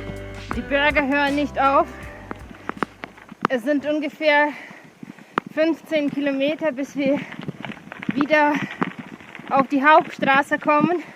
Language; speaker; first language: German; non-native, learner; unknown